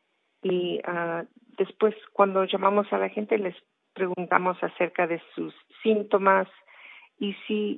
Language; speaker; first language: Spanish; early bilingual, heritage; Spanish